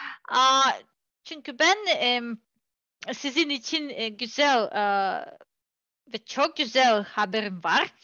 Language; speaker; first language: Turkish; non-native, learner; Serbian